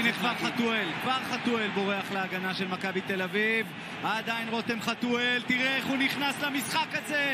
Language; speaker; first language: Hebrew; native; Hebrew